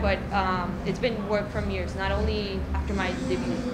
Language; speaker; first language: English; non-native, fluent; Spanish